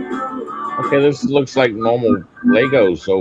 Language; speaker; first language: English; native; English